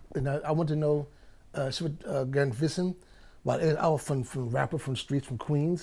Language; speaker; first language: English; native; English